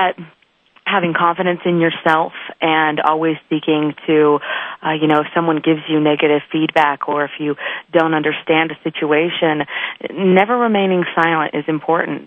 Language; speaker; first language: English; native; English